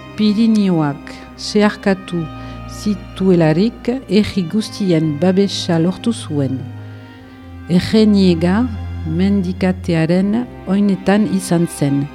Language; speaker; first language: Basque; non-native, local second language; French